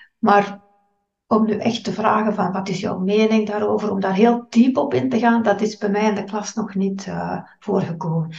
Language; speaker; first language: Dutch; native; Dutch